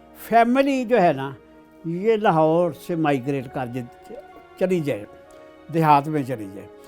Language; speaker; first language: Urdu; non-native, local second language; Punjabi